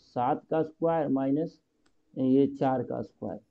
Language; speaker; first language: Hindi; native; Hindi